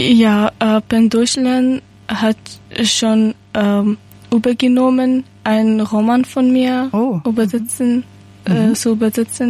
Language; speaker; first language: German; non-native, learner; Persian